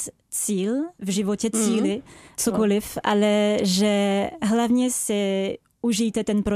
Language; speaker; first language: Czech; non-native, fluent; French